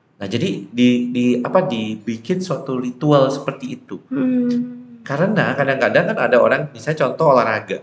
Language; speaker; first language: Indonesian; native; Indonesian